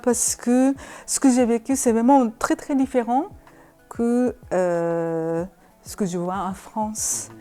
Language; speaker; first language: French; non-native, fluent; Japanese